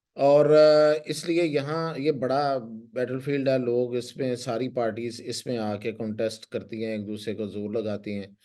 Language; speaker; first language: Urdu; non-native, local second language; Punjabi